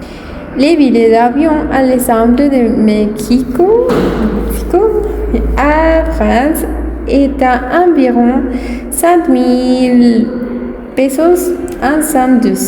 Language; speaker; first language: French; non-native, learner; Spanish